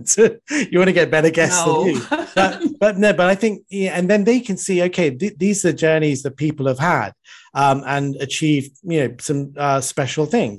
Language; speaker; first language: English; non-native, local second language; Sinhala